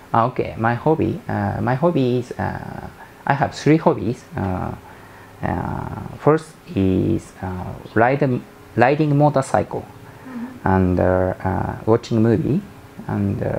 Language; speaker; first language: English; non-native, learner; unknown